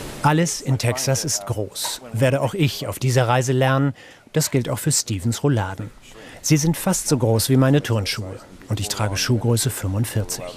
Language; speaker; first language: German; native; German